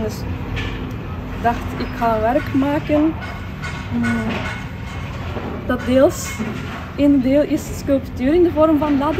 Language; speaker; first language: Dutch; non-native, fluent; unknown